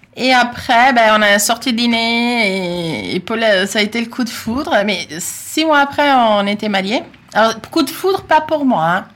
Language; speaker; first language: French; non-native, fluent; Italian